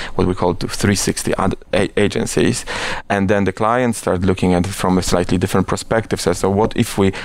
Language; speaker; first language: English; non-native, fluent; Polish